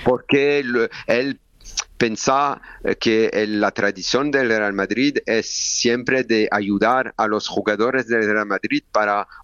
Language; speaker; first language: Spanish; non-native, learner; French